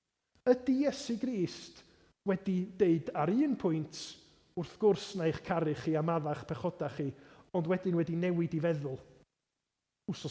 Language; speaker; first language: Welsh; native; Welsh